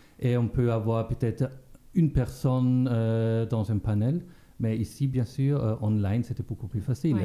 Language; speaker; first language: French; non-native, local second language; Luxembourgish